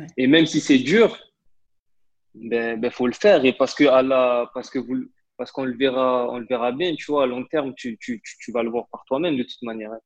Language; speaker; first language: French; native; French